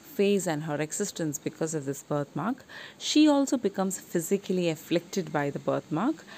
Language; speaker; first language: English; non-native, local second language; Malayalam